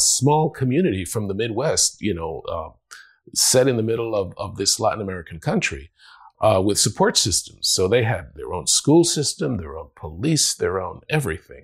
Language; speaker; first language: English; non-native, fluent; Spanish